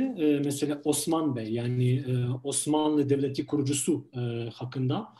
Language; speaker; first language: Turkish; non-native, fluent; Ukrainian